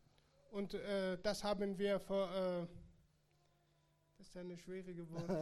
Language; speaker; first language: German; non-native, learner; Persian